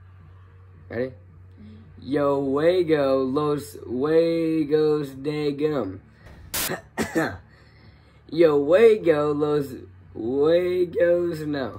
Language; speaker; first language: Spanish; non-native, learner; English